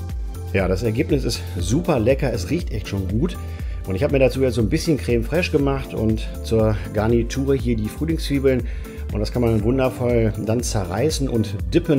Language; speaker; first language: German; native; German